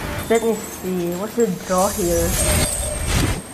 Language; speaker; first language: English; non-native, local second language; Filipino